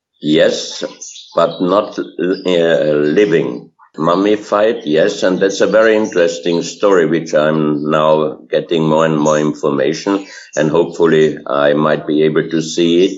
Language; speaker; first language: English; non-native, fluent; German